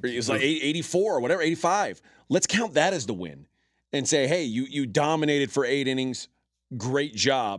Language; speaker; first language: English; native; English